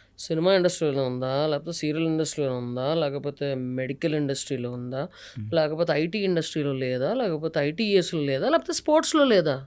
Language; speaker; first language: Telugu; native; Telugu